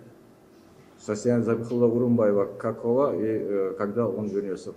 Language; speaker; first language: Russian; non-native, local second language; Uzbek